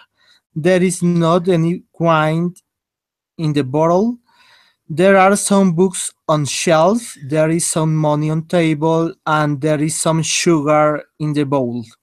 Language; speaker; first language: English; non-native, learner; Spanish